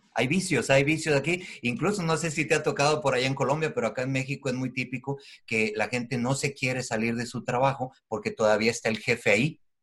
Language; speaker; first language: Spanish; native; Spanish